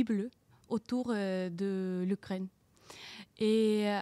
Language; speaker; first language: French; non-native, learner; Ukrainian